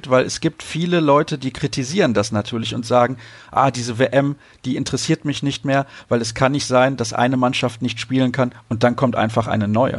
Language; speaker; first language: German; native; German